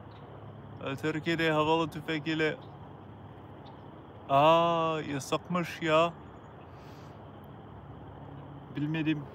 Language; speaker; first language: Turkish; non-native, learner; English